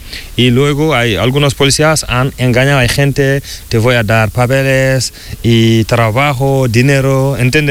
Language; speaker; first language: Spanish; non-native, learner; Fula